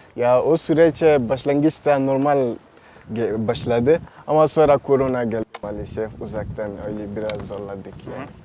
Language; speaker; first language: Turkish; non-native, learner; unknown